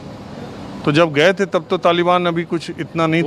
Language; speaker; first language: Hindi; native; Hindi